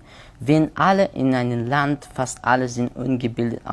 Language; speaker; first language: German; non-native, learner; Persian